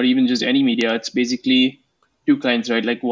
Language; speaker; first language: English; non-native, local second language; Hindi